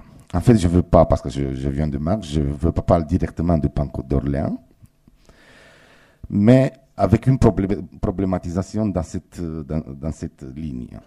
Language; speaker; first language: French; non-native, fluent; Romanian